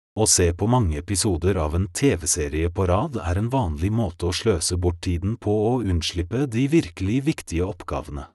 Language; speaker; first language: Norwegian; non-native, fluent; Polish